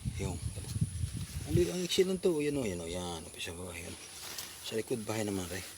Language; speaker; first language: Filipino; non-native, local second language; Iloko